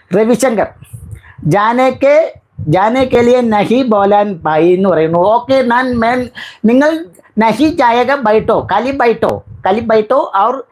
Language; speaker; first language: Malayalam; non-native, learner; Bangla